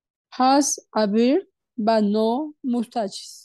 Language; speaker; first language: English; non-native, learner; Spanish